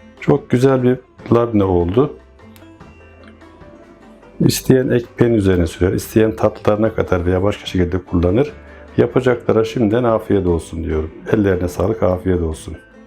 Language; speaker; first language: Turkish; native; Turkish